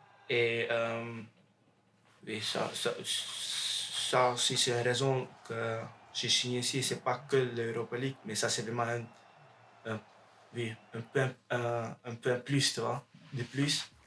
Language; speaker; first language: French; non-native, learner; Dutch